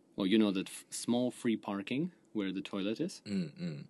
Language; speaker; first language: English; non-native, fluent; Russian